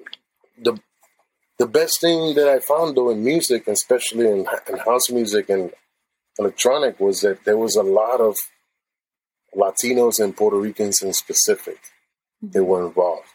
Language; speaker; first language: English; non-native, fluent; Spanish